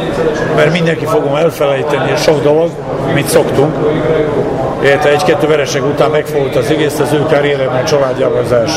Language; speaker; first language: Hungarian; non-native, learner; Serbian